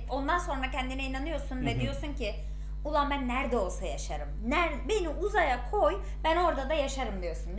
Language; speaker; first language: Turkish; native; Turkish